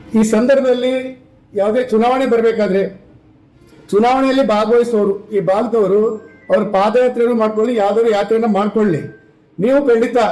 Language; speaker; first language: Kannada; native; Kannada